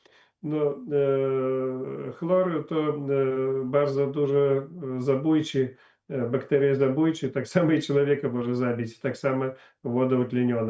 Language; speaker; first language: Polish; non-native, learner; Russian